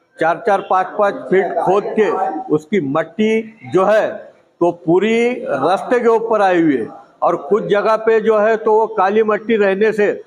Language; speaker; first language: Hindi; non-native, local second language; Marathi